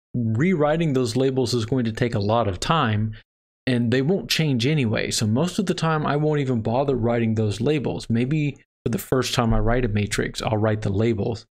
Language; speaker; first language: English; native; English